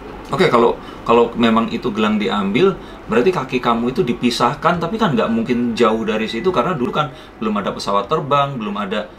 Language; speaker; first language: Indonesian; native; Indonesian